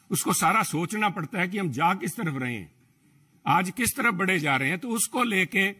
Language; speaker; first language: Hindi; native; Hindi